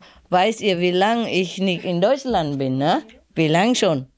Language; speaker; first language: German; non-native, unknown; Vietnamese